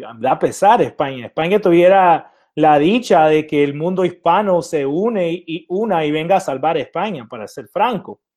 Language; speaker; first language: Spanish; early bilingual, heritage; Spanish